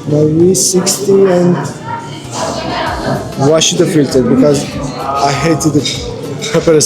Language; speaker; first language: English; non-native, learner; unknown